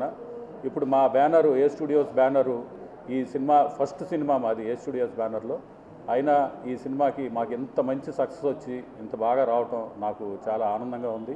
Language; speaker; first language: Telugu; native; Telugu